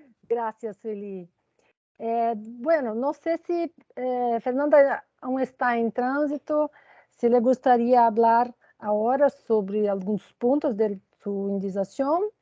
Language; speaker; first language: Spanish; non-native, fluent; Portuguese